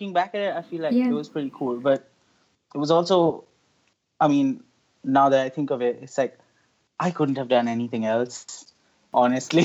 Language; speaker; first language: English; non-native, local second language; Hindi